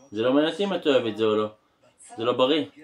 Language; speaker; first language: Hebrew; native; Hebrew